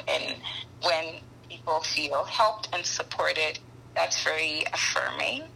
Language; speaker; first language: English; non-native, local second language; Akan